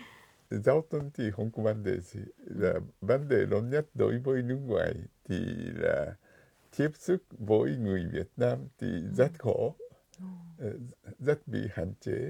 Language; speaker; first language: Vietnamese; non-native, fluent; Japanese